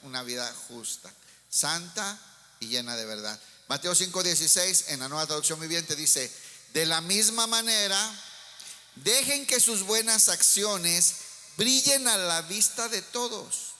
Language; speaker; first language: Spanish; native; Spanish